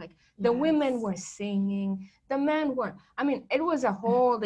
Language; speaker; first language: English; non-native, local second language; Kikuyu